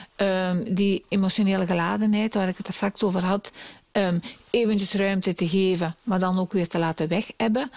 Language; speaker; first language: Dutch; native; Dutch